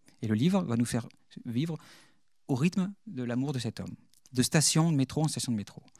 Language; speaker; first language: French; native; French